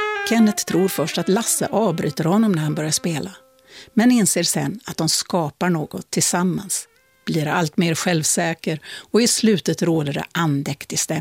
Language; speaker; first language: Swedish; native; Swedish